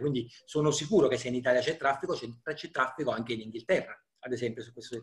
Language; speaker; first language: Italian; native; Italian